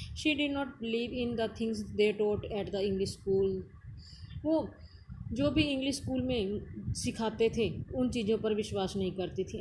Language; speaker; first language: Hindi; native; Hindi